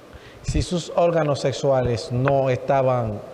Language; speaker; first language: Spanish; non-native, fluent; Haitian Creole